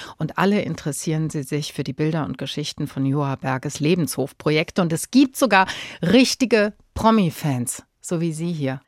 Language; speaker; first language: German; native; German